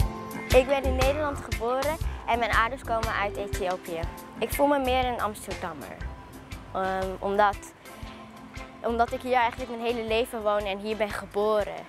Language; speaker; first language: Dutch; early bilingual, other home language; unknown